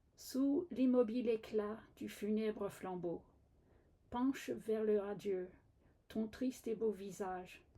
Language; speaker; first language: French; non-native, fluent; English